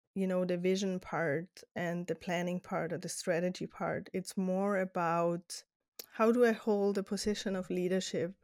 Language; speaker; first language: English; non-native, fluent; German